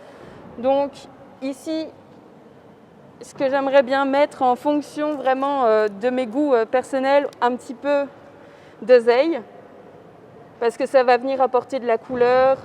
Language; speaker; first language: French; native; French